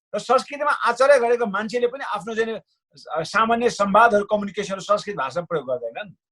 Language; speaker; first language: Nepali; non-native, local second language; Sherpa